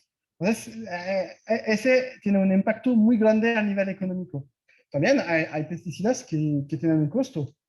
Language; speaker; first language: Spanish; non-native, fluent; French